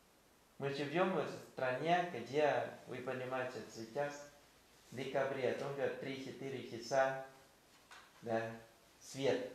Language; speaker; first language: Russian; non-native, fluent; Thai